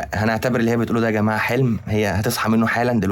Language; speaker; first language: Arabic; native; Arabic